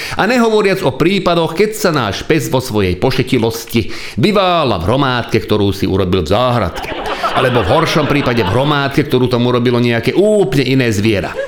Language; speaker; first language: Slovak; non-native, local second language; Hungarian